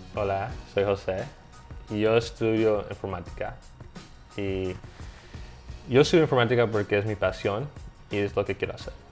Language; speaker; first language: Spanish; early bilingual, heritage; Spanish